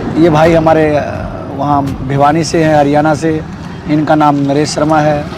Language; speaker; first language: Hindi; native; Hindi